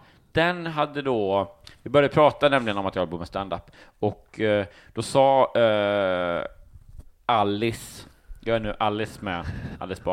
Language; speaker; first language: Swedish; native; Swedish